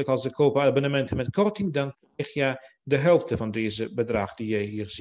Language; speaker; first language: Dutch; non-native, fluent; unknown